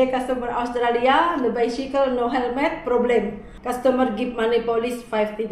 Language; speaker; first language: English; non-native, learner; Malay